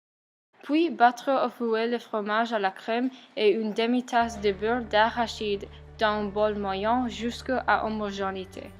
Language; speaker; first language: French; non-native, learner; English